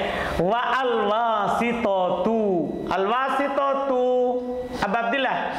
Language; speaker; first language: Arabic; non-native, fluent; Indonesian